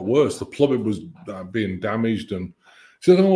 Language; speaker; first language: English; native; English